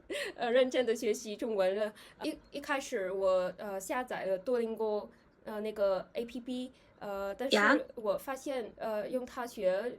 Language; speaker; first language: Chinese; non-native, fluent; Vietnamese